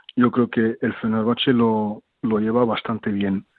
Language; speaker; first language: Spanish; non-native, fluent; French